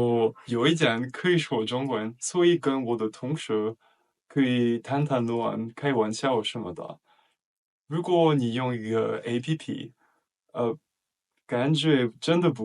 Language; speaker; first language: Chinese; non-native, learner; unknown